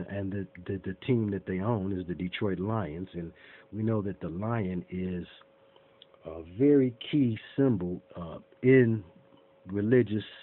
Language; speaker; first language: English; native; English